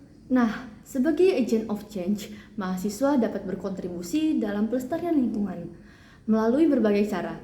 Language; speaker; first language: Indonesian; native; Indonesian